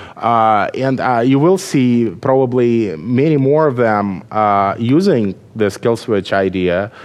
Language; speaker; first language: English; non-native, fluent; Russian